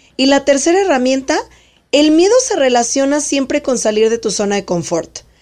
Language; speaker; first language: Spanish; native; Spanish